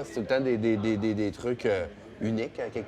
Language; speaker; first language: French; native; French